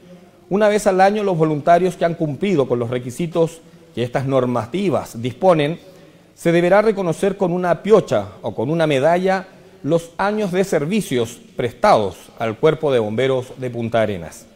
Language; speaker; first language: Spanish; native; Spanish